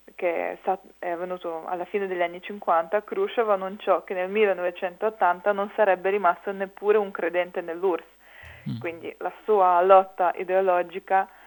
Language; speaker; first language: Italian; non-native, fluent; Ukrainian